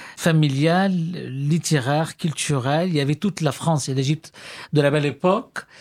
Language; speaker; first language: French; non-native, fluent; Arabic